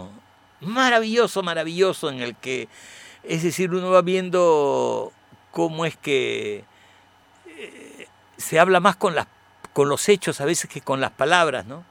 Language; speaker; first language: Spanish; native; Spanish